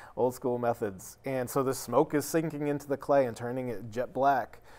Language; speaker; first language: English; native; English